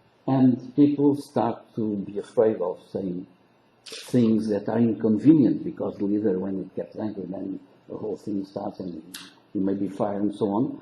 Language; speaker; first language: English; non-native, local second language; Portuguese